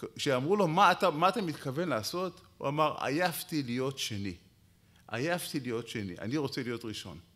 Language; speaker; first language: Hebrew; native; Hebrew